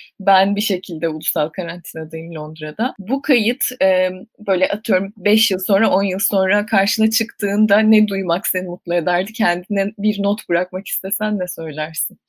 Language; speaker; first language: Turkish; native; Turkish